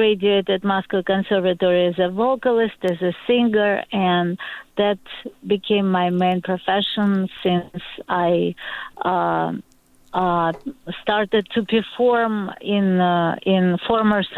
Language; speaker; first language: English; non-native, learner; Russian